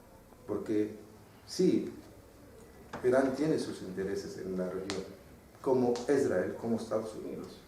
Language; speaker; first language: Spanish; non-native, fluent; Arabic